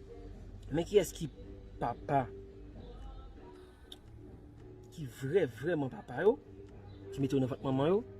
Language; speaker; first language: French; non-native, local second language; Haitian Creole